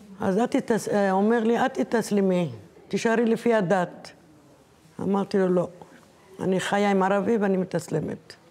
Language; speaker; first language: Hebrew; native; Hebrew